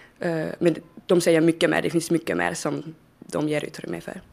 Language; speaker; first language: Swedish; non-native, fluent; French